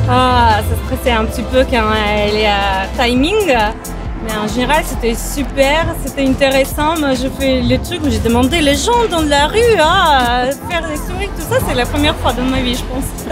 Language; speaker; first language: French; non-native, learner; Russian